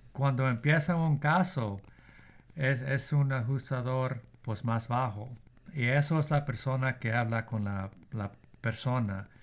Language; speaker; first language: Spanish; early bilingual, heritage; Spanish